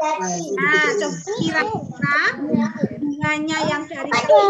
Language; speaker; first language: Indonesian; native; Indonesian